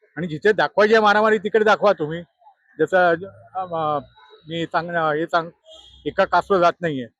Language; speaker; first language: Marathi; native; Marathi